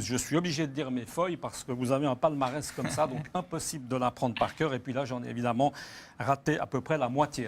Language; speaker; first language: French; native; French